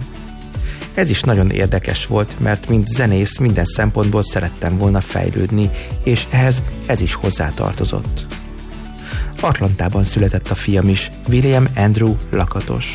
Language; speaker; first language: Hungarian; native; Hungarian